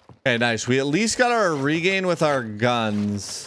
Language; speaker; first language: English; native; English